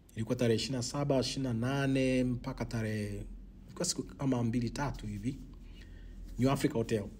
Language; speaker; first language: Swahili; native; Swahili